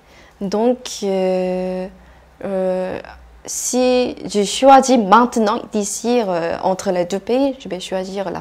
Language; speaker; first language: French; non-native, fluent; Korean